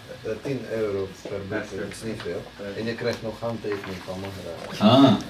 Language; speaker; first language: Dutch; non-native, fluent; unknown